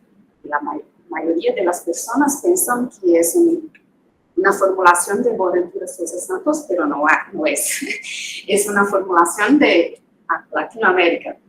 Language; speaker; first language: Spanish; non-native, fluent; Portuguese